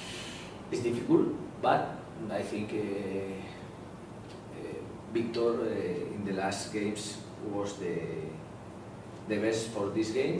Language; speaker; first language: English; non-native, learner; Spanish